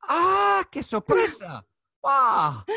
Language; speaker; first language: Spanish; non-native, learner; English